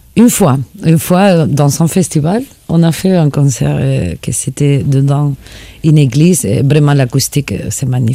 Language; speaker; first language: French; non-native, fluent; Spanish